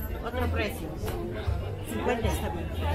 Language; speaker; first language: Spanish; non-native, learner; Chinese